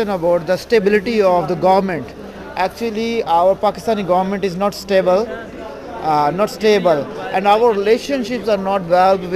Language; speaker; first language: English; non-native, local second language; Urdu